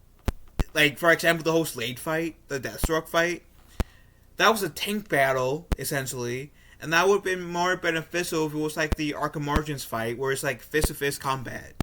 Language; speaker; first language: English; native; English